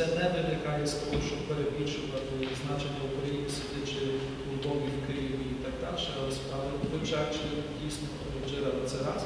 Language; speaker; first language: Ukrainian; native; Ukrainian